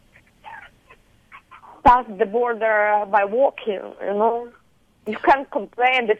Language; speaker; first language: English; non-native, fluent; Ukrainian